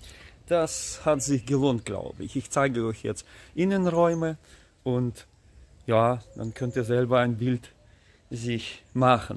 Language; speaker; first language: German; non-native, fluent; Russian